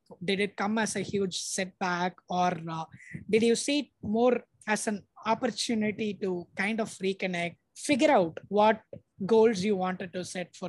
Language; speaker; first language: English; non-native, local second language; Tamil